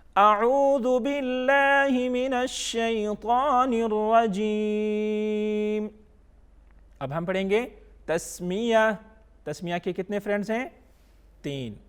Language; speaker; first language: Urdu; non-native, local second language; Pashto